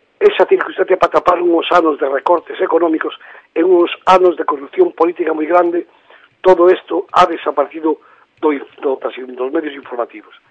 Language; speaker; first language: Spanish; non-native, local second language; Galician